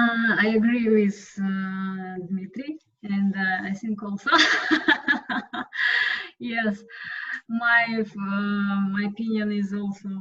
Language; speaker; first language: English; non-native, learner; Russian